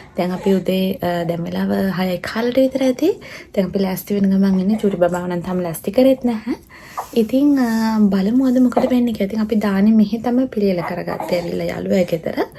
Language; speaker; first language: Sinhala; native; Sinhala